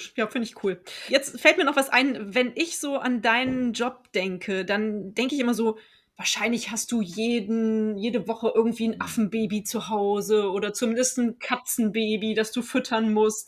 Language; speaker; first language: German; native; German